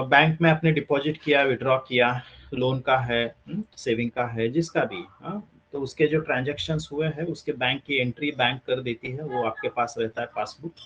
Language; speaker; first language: Hindi; non-native, local second language; Marathi